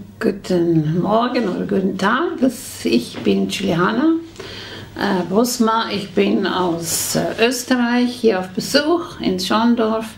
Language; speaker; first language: German; non-native, fluent; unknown